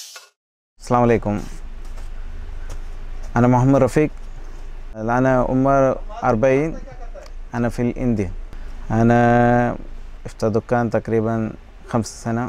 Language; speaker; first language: Arabic; non-native, learner; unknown